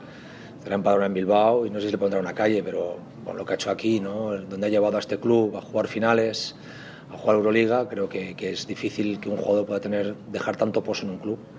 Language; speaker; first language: Spanish; native; Spanish